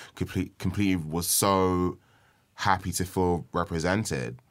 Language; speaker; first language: English; early bilingual, other home language; Yoruba